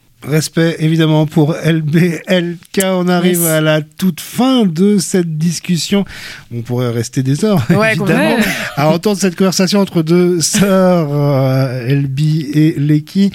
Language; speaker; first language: French; native; French